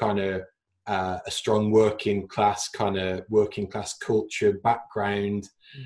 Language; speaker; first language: English; native; English